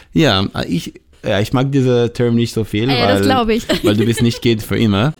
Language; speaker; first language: German; non-native, learner; Hebrew